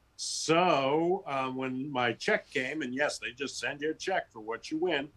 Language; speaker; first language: English; native; English